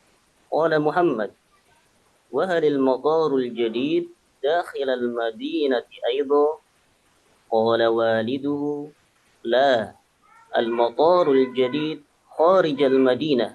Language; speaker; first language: Arabic; non-native, learner; Indonesian